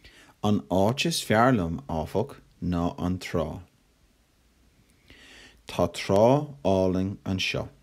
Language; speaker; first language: Irish; non-native, local second language; English